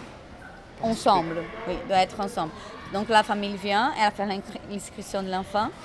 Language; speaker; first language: French; non-native, fluent; Portuguese